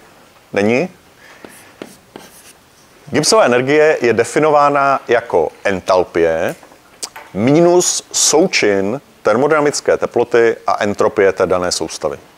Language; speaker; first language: Czech; native; Czech